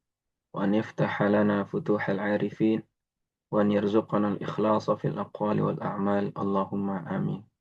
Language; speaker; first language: Arabic; non-native, fluent; Indonesian